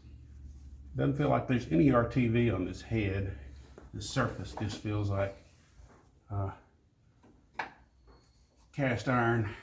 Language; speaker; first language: English; native; English